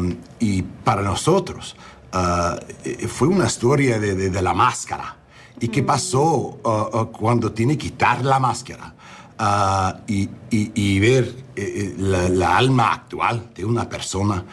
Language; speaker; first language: Spanish; non-native, fluent; English